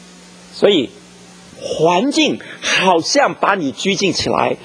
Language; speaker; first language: Chinese; native; Chinese